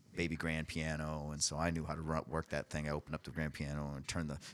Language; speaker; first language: English; native; English